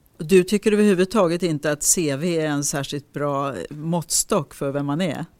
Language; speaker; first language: Swedish; native; Swedish